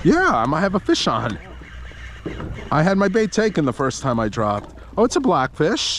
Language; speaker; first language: English; native; English